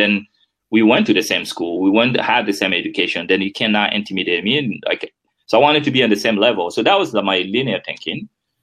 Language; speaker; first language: English; non-native, fluent; French